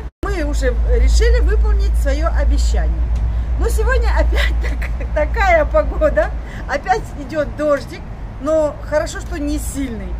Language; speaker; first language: Russian; native; Russian